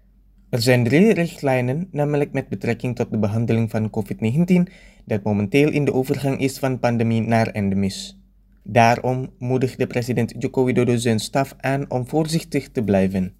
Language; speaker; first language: Dutch; non-native, fluent; Indonesian